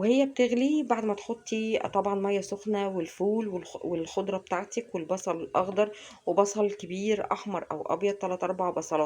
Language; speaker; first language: Arabic; native; Arabic